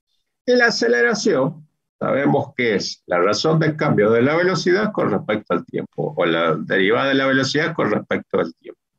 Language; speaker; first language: Spanish; native; Spanish